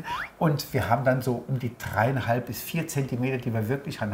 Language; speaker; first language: German; native; German